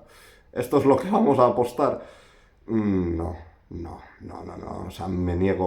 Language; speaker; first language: Spanish; native; Spanish